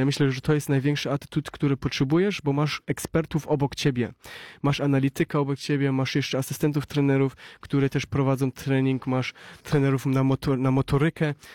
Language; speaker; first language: Polish; early bilingual, heritage; Polish